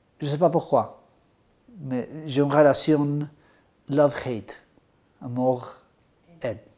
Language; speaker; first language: French; non-native, learner; Spanish